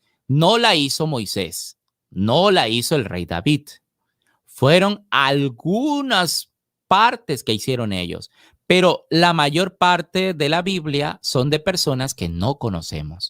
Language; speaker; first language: Spanish; native; Spanish